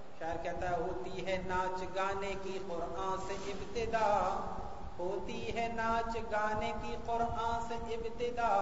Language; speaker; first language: Urdu; native; Urdu